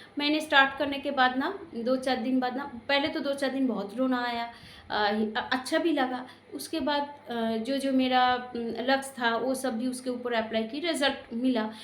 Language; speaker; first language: Hindi; non-native, local second language; Bangla